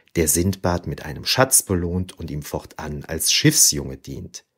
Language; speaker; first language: German; native; German